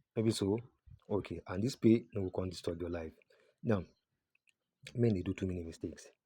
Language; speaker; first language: Nigerian Pidgin; non-native, local second language; Yoruba